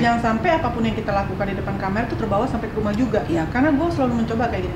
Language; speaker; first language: Indonesian; native; Indonesian